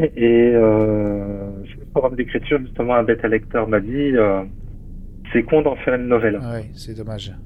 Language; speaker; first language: French; native; French